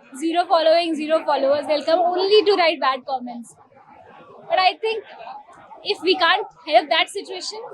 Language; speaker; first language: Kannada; non-native, learner; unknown